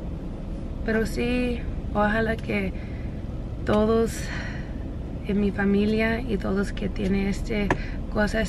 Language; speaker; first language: Spanish; early bilingual, heritage; Spanish